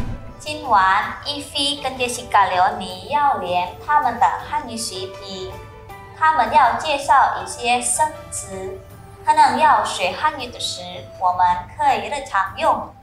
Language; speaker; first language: Chinese; non-native, fluent; Indonesian